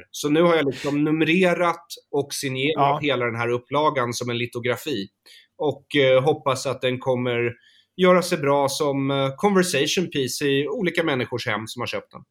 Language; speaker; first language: Swedish; native; Swedish